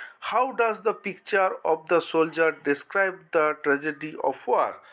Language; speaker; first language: English; non-native, local second language; Bangla